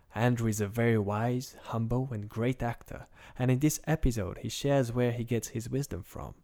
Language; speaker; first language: English; non-native, fluent; Bulgarian